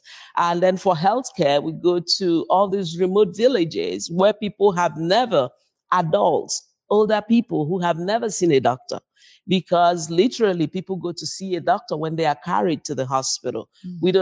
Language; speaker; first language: English; non-native, local second language; Igbo